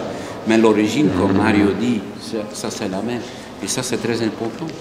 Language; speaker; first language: French; non-native, local second language; Dutch